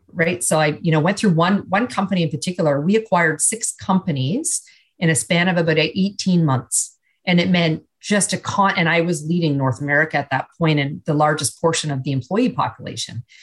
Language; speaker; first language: English; native; English